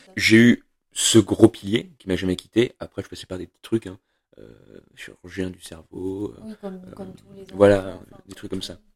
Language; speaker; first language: French; native; French